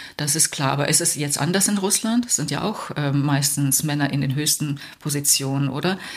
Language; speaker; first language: German; early bilingual, heritage; Plautdietsch